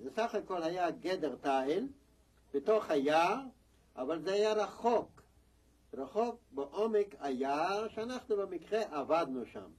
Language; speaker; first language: Hebrew; non-native, fluent; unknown